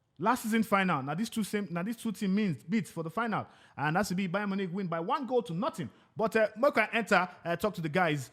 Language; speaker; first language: Nigerian Pidgin; non-native, local second language; Igbo